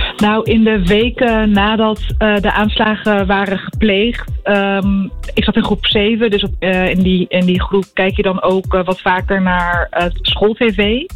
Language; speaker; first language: Dutch; early bilingual, other home language; Arabic